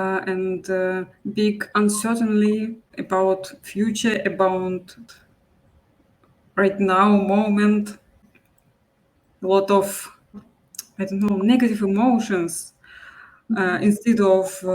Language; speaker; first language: English; non-native, local second language; Russian